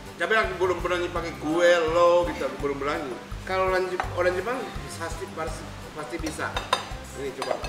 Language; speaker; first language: Indonesian; non-native, fluent; Japanese